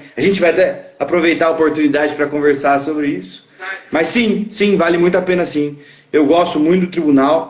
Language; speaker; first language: Portuguese; native; Portuguese